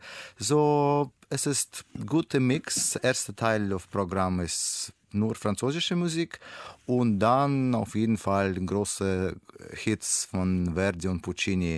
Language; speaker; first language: German; non-native, learner; Russian